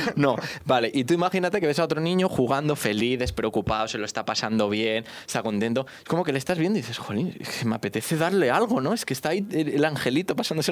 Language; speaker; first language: Spanish; native; Spanish